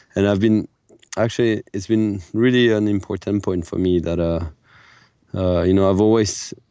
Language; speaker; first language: English; non-native, fluent; French